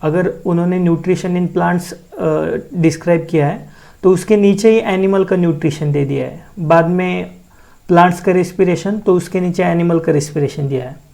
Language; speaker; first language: Hindi; non-native, local second language; Marathi